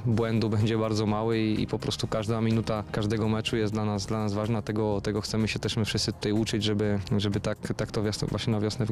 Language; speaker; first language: Polish; native; Polish